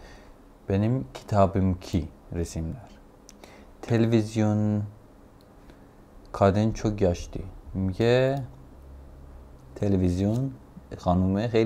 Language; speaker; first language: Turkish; non-native, fluent; Persian